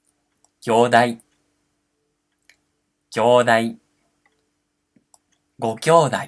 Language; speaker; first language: Japanese; non-native, fluent; Portuguese